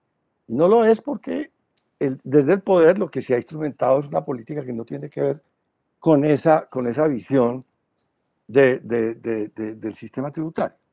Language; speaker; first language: Spanish; native; Spanish